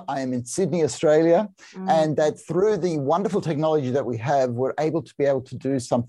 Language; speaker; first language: English; native; English